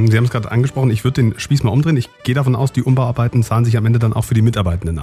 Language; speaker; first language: German; native; German